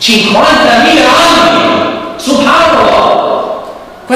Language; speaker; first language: Italian; non-native, learner; English